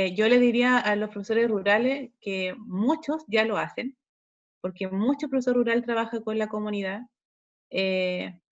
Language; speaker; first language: Spanish; native; Spanish